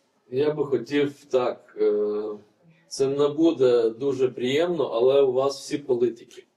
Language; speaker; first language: Ukrainian; non-native, fluent; Lithuanian